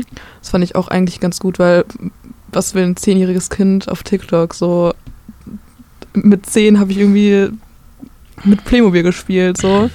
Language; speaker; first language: German; native; German